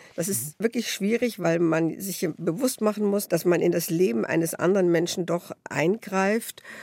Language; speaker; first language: German; native; German